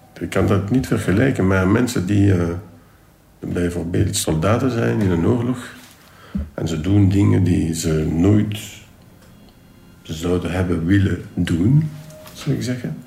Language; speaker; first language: Dutch; non-native, local second language; French